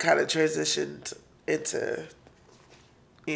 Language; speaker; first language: English; native; English